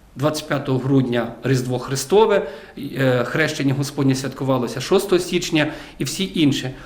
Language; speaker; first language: Ukrainian; native; Ukrainian